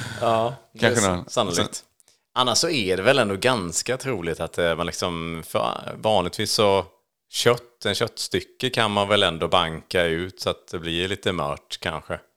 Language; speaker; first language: Swedish; native; Swedish